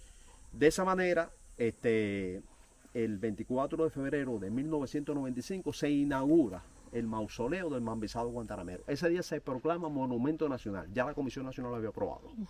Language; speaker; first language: Spanish; native; Spanish